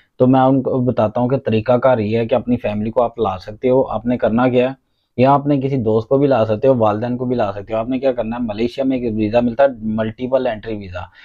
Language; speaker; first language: Urdu; non-native, local second language; Punjabi